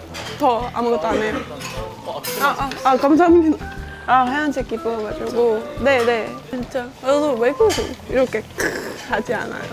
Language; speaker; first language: Korean; non-native, fluent; Estonian